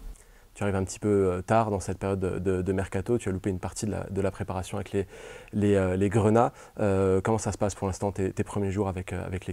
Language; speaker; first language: French; native; French